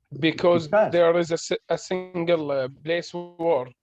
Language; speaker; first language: English; non-native, learner; Arabic